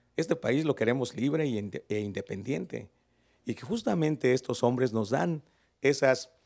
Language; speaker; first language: Spanish; native; Spanish